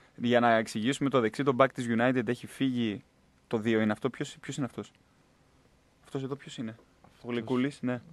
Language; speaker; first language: Greek; native; Greek